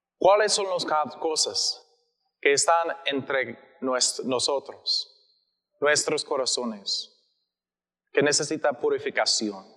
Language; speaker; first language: Spanish; non-native, learner; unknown